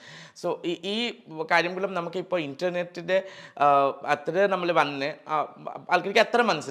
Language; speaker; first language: Malayalam; non-native, learner; Assamese